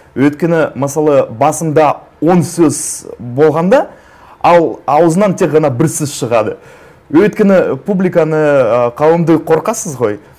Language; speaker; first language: Kazakh; non-native, local second language; Russian